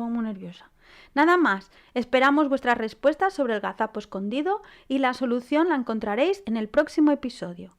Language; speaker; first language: Spanish; native; Spanish